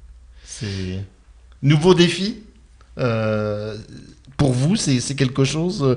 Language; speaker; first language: French; native; French